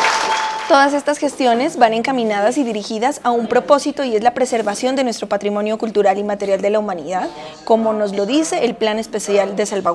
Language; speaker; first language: Spanish; native; Spanish